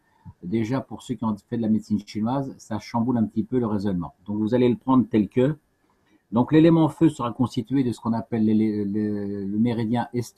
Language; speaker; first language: French; native; French